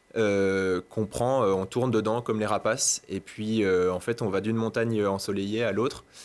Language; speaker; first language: French; native; French